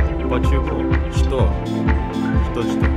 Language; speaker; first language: Russian; non-native, learner; Indonesian